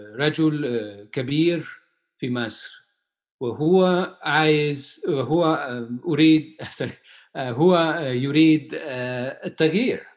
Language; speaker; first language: Arabic; non-native, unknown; Hungarian